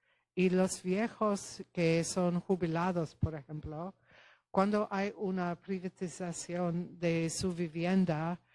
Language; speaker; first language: Spanish; non-native, fluent; Polish